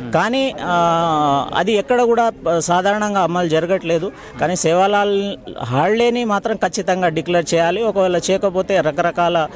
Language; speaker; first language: Telugu; non-native, local second language; Lambadi